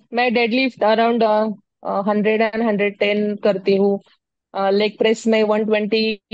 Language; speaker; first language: Hindi; non-native, local second language; Marathi